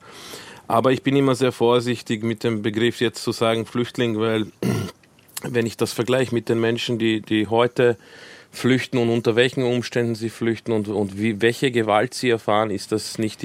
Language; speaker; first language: German; early bilingual, other home language; Croatian